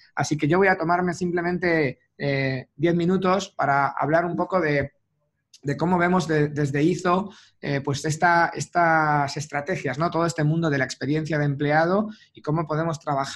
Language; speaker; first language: Spanish; native; Spanish